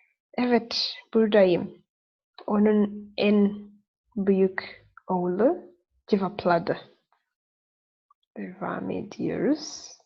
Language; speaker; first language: Turkish; non-native, learner; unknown